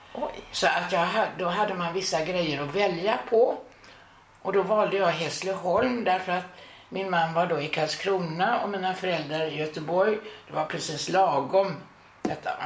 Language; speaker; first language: Swedish; native; Swedish